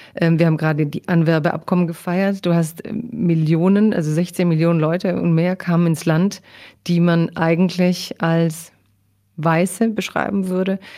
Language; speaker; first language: German; early bilingual, other home language; Croatian